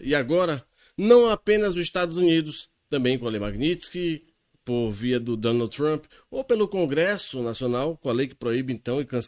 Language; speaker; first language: Portuguese; native; Portuguese